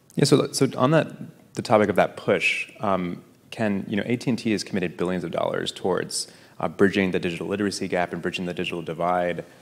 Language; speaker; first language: English; native; English